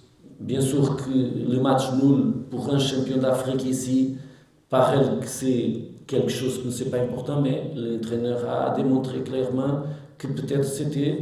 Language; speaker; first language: French; non-native, learner; Portuguese